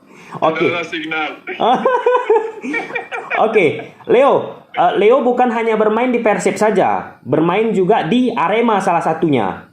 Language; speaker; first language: Indonesian; native; Indonesian